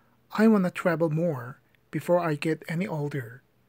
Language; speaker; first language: English; non-native, fluent; Korean